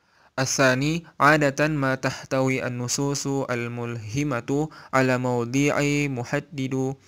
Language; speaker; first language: Arabic; non-native, learner; Indonesian